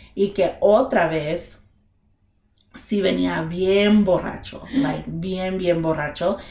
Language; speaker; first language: Spanish; early bilingual, other home language; English